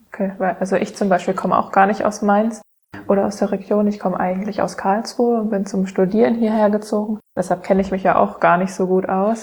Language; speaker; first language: German; native; German